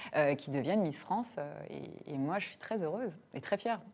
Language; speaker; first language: French; native; French